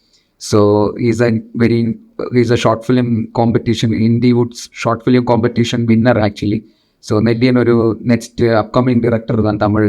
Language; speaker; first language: Tamil; non-native, local second language; Malayalam